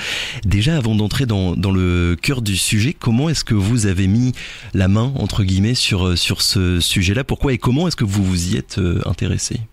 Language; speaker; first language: French; native; French